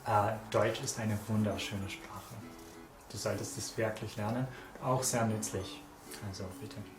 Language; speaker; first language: German; non-native, fluent; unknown